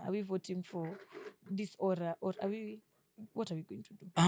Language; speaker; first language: English; non-native, local second language; Swahili